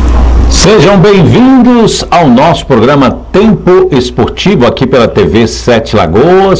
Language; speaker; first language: Portuguese; native; Portuguese